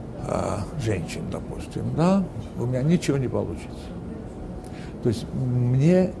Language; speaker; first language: Russian; non-native, fluent; Armenian